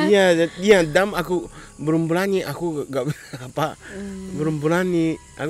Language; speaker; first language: Indonesian; non-native, learner; Japanese